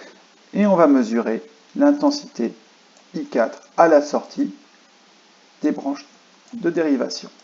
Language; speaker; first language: French; native; French